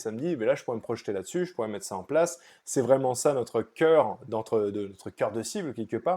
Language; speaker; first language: French; native; French